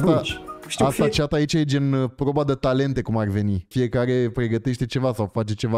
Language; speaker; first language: Romanian; native; Romanian